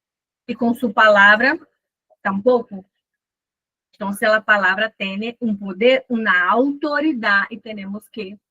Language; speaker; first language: Spanish; non-native, fluent; Portuguese